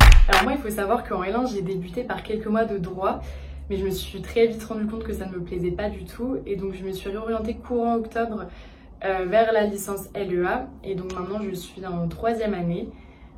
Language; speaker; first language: French; native; French